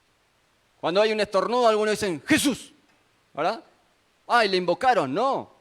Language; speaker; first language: Spanish; native; Spanish